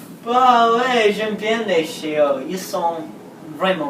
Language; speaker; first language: French; non-native, learner; English